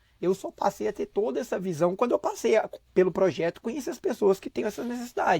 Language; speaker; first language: Portuguese; native; Portuguese